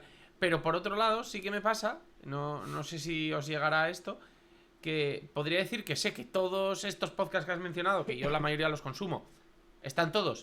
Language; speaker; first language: Spanish; native; Spanish